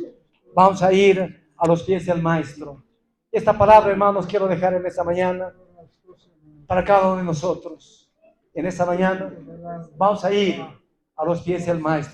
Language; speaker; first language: Spanish; non-native, local second language; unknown